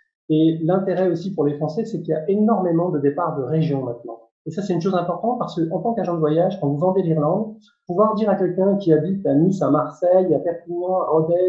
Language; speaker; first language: French; native; French